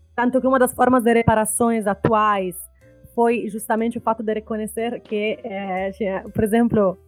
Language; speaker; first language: Portuguese; non-native, fluent; Italian